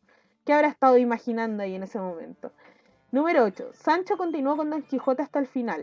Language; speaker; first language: Spanish; native; Spanish